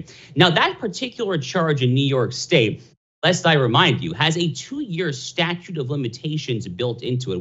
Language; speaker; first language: English; native; English